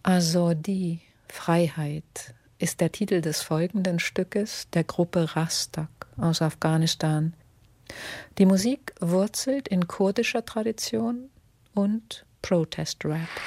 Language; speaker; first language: German; native; German